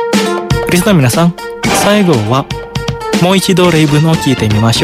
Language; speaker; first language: Japanese; non-native, fluent; Indonesian